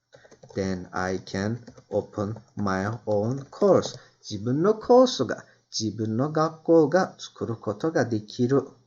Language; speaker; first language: Japanese; non-native, fluent; Turkish